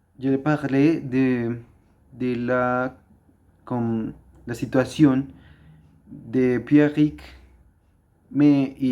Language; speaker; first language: French; non-native, learner; Spanish